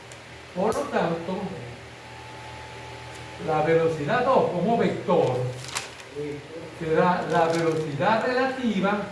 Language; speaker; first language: Spanish; native; Spanish